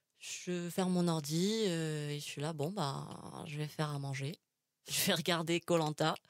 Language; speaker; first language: French; non-native, local second language; Arabic